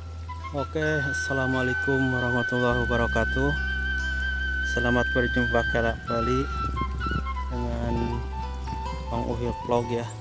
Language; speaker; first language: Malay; non-native, local second language; Sundanese